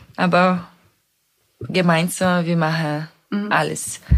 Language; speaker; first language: German; non-native, fluent; Portuguese